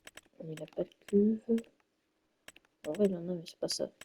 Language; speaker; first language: French; native; French